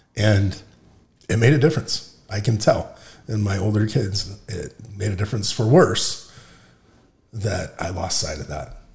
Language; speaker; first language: English; native; English